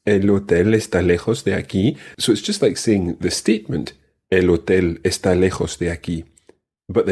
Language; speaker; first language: Spanish; non-native, fluent; English